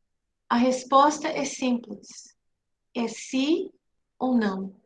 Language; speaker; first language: Portuguese; non-native, fluent; English